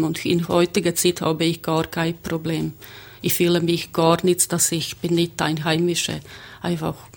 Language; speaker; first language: German; non-native, learner; Croatian